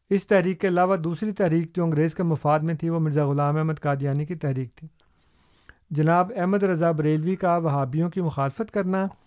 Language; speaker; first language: Urdu; native; Urdu